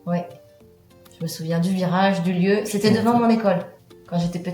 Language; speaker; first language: French; native; French